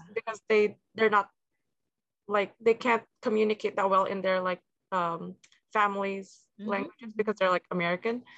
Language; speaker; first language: English; native; English